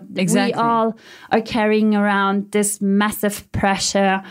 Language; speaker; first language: English; early bilingual, heritage; German